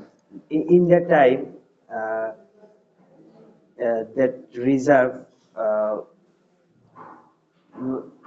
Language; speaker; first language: English; non-native, learner; Bangla